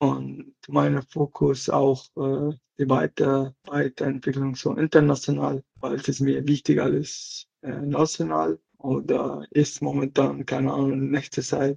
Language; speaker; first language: German; non-native, learner; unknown